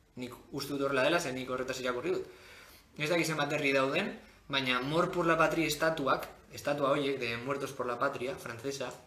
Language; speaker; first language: Basque; non-native, local second language; Spanish